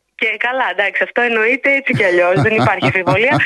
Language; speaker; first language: Greek; native; Greek